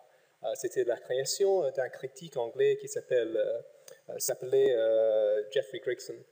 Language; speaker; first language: French; non-native, fluent; English